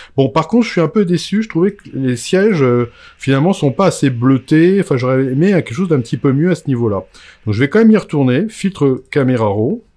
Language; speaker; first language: French; native; French